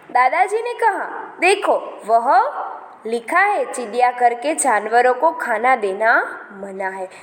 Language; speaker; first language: Hindi; non-native, local second language; Gujarati